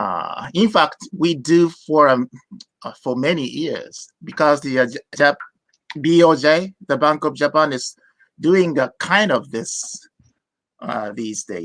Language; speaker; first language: English; non-native, fluent; Japanese